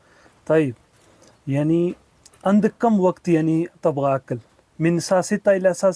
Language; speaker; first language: Arabic; non-native, learner; Urdu